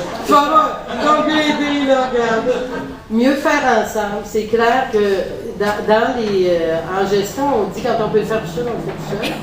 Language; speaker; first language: French; native; French